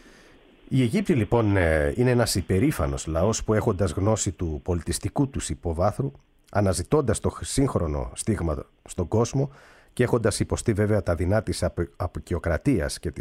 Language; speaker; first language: Greek; native; Greek